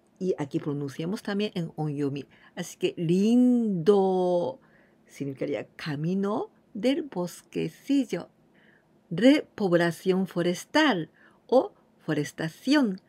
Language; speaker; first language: Spanish; non-native, fluent; Japanese